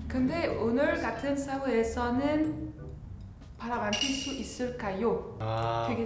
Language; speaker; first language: Korean; non-native, fluent; French